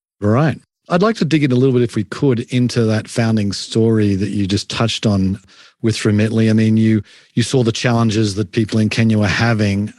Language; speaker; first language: English; native; English